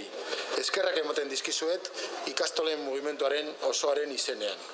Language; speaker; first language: Basque; native; Basque